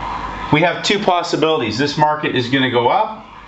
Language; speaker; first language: English; native; English